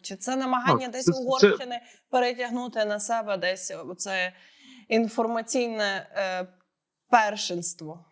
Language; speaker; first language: Ukrainian; native; Ukrainian